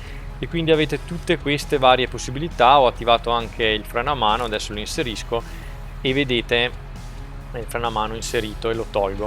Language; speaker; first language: Italian; native; Italian